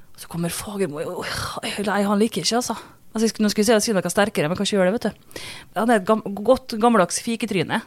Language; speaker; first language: Norwegian; native; Norwegian